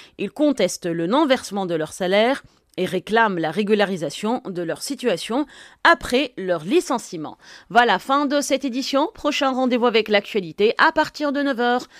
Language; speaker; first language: French; non-native, local second language; Arabic